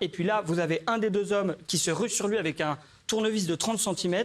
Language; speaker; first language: French; native; French